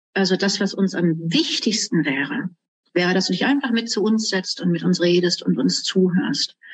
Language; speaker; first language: German; native; German